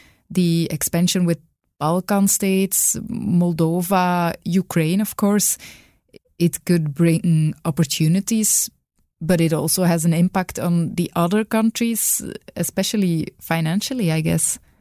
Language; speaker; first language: English; non-native, fluent; Dutch